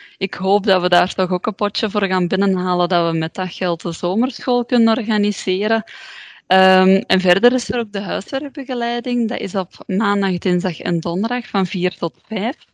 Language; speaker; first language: Dutch; native; Dutch